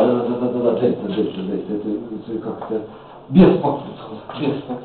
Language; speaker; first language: Russian; native; Russian